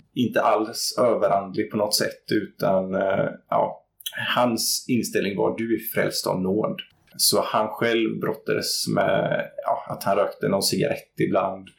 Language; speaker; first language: Swedish; native; Swedish